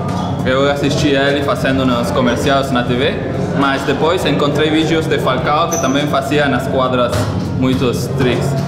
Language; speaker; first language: Portuguese; non-native, fluent; French